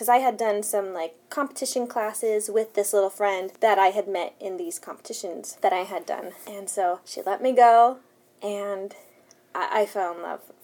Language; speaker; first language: English; early bilingual, other home language; Spanish